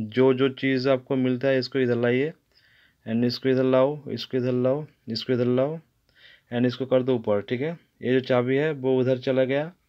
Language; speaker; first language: Hindi; non-native, local second language; Bangla